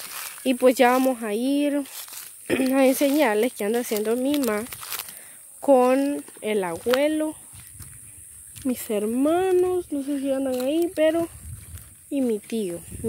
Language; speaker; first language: Spanish; native; Spanish